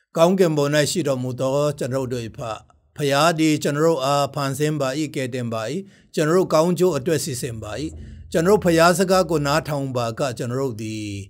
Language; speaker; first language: Burmese; non-native, local second language; Tedim Chin